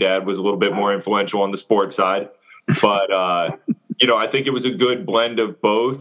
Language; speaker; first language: English; native; English